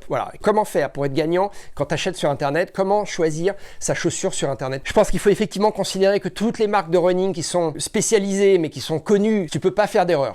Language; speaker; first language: French; native; French